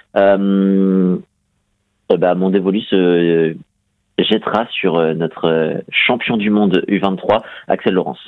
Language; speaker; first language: French; native; French